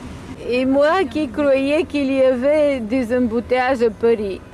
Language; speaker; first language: French; non-native, local second language; Russian